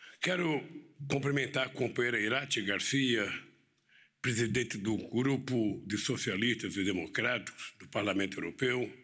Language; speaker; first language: Portuguese; native; Portuguese